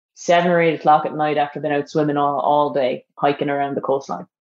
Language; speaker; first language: English; native; English